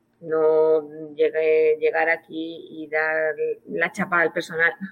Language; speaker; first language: Spanish; native; Spanish